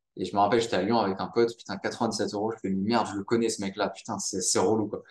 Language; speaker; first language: French; native; French